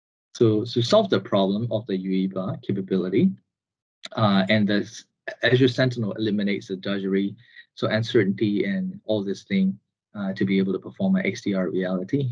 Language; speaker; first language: English; non-native, fluent; Burmese